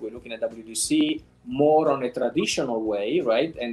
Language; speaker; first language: English; non-native, fluent; Italian